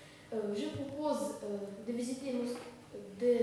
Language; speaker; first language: French; non-native, learner; Russian